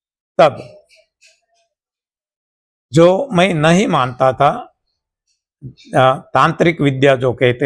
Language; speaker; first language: Hindi; non-native, local second language; Gujarati